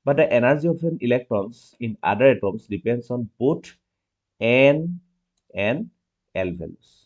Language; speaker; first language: English; non-native, local second language; Assamese